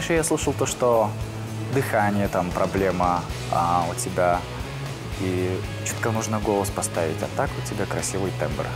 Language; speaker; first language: Russian; non-native, local second language; Kyrgyz